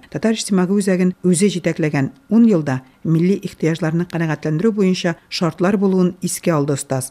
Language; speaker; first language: Tatar; native; Tatar